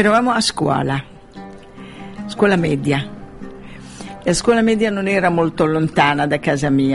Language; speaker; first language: Italian; non-native, fluent; Arabic